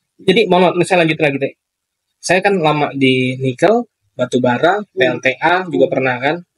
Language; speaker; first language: Indonesian; native; Indonesian